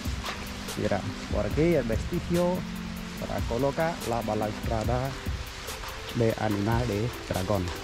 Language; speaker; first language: Spanish; non-native, learner; Khmer